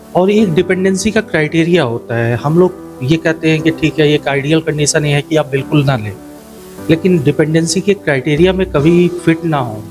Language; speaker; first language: Hindi; native; Hindi